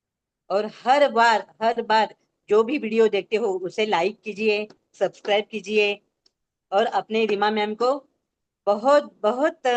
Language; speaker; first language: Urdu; non-native, local second language; Marathi